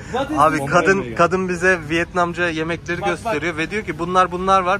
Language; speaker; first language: Turkish; native; Turkish